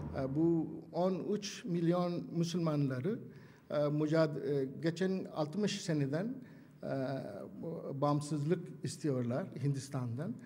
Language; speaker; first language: Turkish; non-native, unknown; Urdu